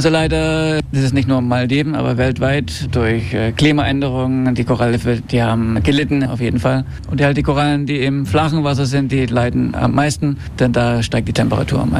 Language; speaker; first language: German; non-native, fluent; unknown